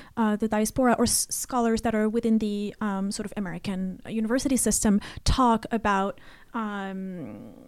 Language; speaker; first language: English; non-native, fluent; Arabic